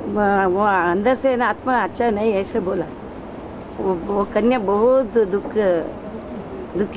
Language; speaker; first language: Hindi; non-native, local second language; Kannada